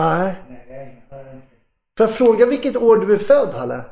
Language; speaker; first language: Swedish; native; Swedish